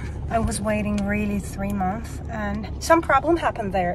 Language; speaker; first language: English; non-native, fluent; Azerbaijani